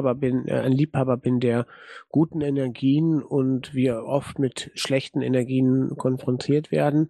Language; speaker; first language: German; native; German